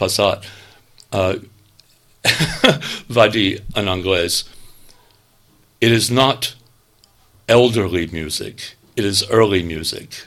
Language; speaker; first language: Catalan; non-native, learner; English